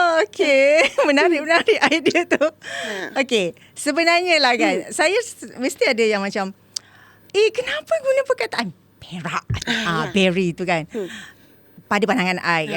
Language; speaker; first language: Malay; native; Malay